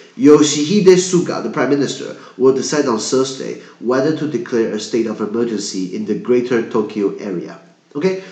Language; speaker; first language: English; non-native, fluent; Chinese